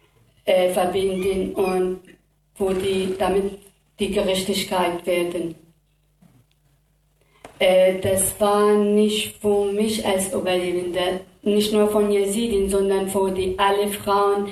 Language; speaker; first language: German; non-native, learner; Kurdish